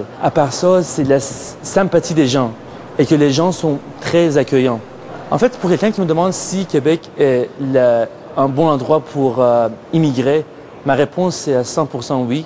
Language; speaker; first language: French; non-native, fluent; Persian